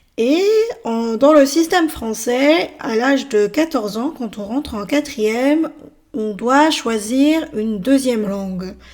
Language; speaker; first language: French; native; French